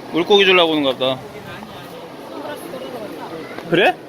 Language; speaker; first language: Korean; native; Korean